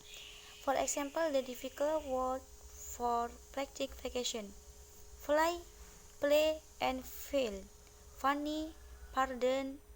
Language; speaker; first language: English; non-native, learner; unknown